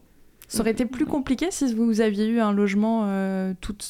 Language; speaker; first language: French; native; French